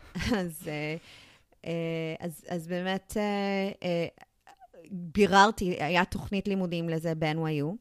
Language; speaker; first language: Hebrew; early bilingual, other home language; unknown